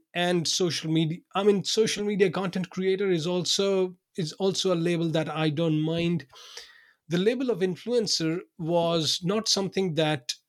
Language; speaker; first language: English; non-native, local second language; Urdu